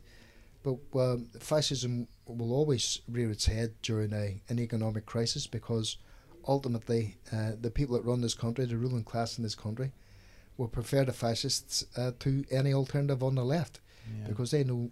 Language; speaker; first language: English; native; English